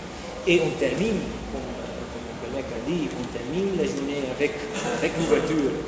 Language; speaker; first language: French; non-native, fluent; Dutch